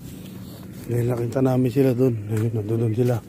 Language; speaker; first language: Filipino; native; Filipino